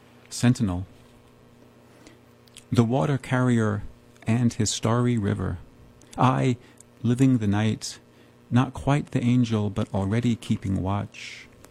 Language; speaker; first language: English; native; English